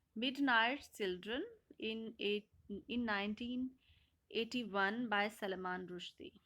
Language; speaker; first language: English; non-native, local second language; Urdu